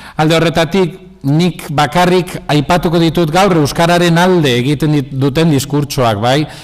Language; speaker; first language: Basque; non-native, local second language; Spanish